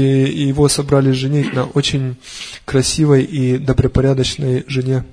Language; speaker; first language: Russian; native; Russian